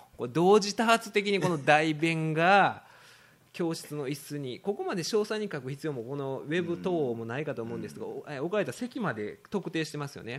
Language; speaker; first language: Japanese; native; Japanese